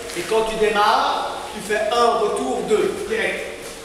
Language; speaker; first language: French; native; French